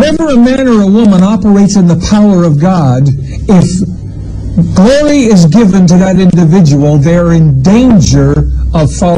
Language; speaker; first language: English; native; English